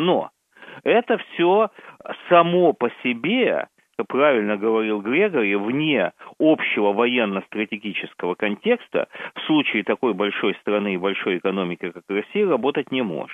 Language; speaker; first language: Russian; native; Russian